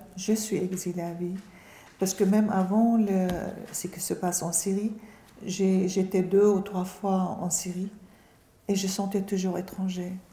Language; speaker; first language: French; non-native, fluent; Arabic